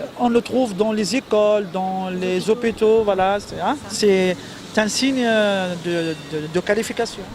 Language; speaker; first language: French; non-native, local second language; Arabic